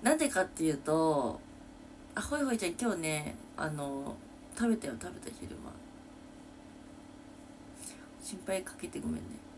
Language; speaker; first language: Japanese; native; Japanese